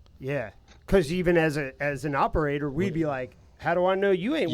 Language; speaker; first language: English; native; English